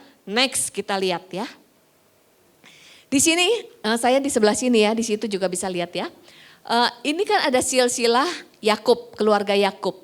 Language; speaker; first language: Indonesian; native; Indonesian